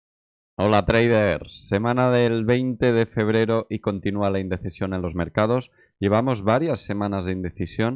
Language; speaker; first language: Spanish; native; Spanish